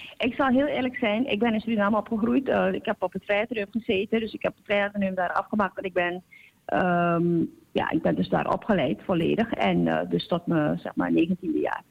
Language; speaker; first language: Dutch; native; Dutch